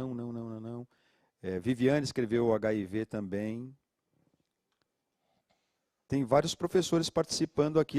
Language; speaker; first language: Portuguese; native; Portuguese